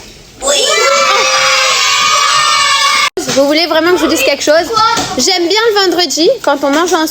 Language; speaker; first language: French; native; French